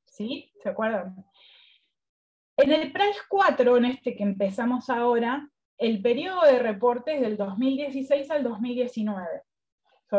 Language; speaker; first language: Spanish; native; Spanish